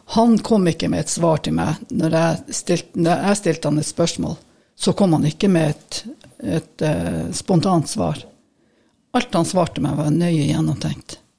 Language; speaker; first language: Norwegian; native; Norwegian